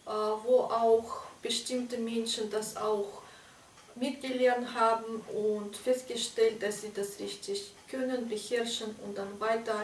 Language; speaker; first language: German; non-native, fluent; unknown